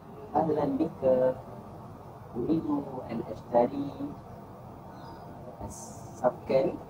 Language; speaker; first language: Arabic; non-native, learner; Malay